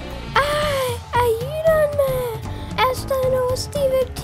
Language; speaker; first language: Spanish; non-native, learner; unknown